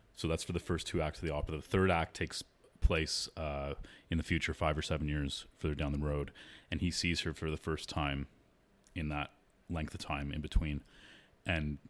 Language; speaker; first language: English; native; English